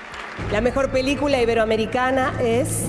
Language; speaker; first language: Spanish; native; Spanish